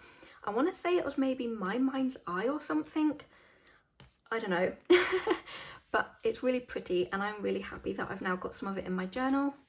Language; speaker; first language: English; native; English